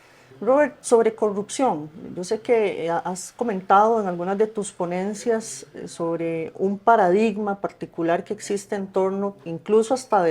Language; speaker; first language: Spanish; native; Spanish